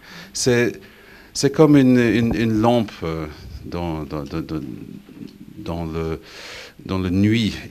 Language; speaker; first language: French; non-native, fluent; English